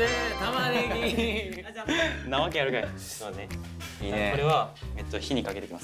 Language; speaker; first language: Japanese; native; Japanese